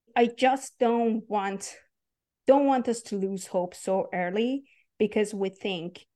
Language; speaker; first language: English; non-native, fluent; Persian